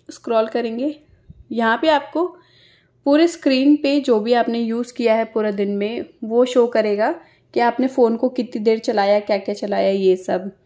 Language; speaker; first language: Hindi; native; Hindi